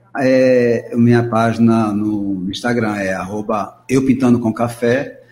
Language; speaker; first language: Portuguese; native; Portuguese